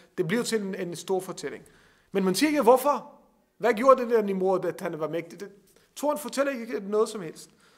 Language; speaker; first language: Danish; non-native, fluent; Hebrew